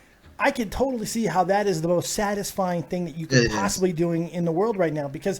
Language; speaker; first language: English; native; English